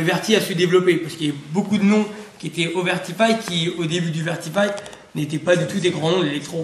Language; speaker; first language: French; native; French